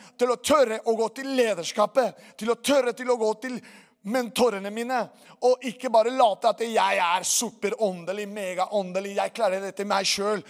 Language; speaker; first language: Norwegian; non-native, fluent; Portuguese